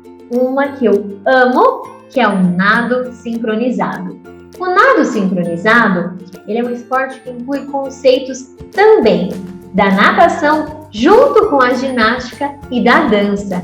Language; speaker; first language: Portuguese; native; Portuguese